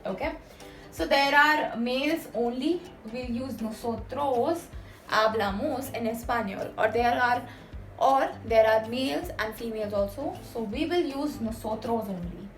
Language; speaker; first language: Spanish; non-native, fluent; Hindi